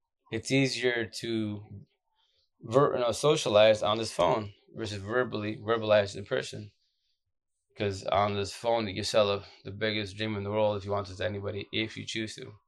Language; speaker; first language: English; early bilingual, other home language; Spanish